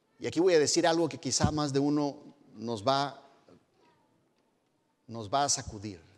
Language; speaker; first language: Spanish; native; Spanish